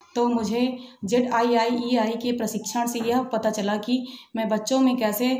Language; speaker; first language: Hindi; native; Hindi